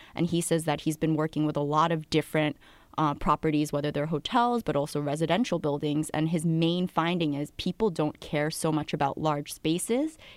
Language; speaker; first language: English; native; English